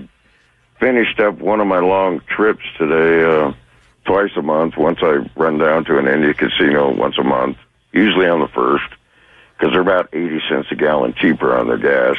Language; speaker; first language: English; native; English